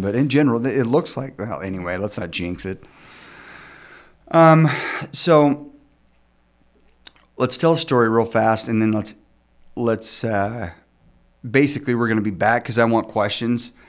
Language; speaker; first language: English; native; English